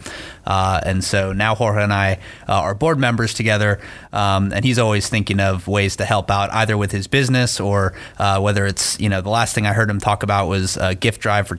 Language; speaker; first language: English; native; English